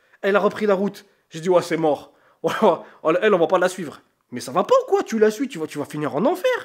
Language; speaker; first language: French; native; French